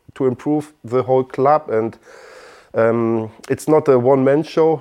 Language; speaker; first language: English; non-native, fluent; German